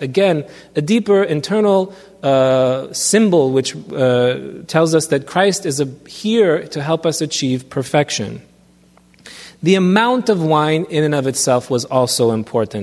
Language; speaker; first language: English; early bilingual, other home language; Armenian